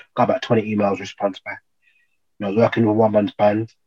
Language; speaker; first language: English; native; English